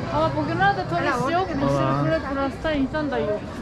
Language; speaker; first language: Turkish; non-native, learner; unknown